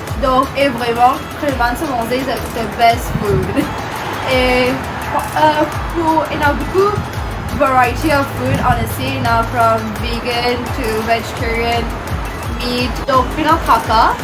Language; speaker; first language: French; non-native, local second language; Morisyen